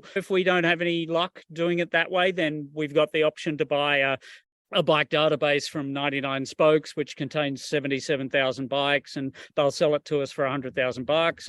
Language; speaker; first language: English; native; English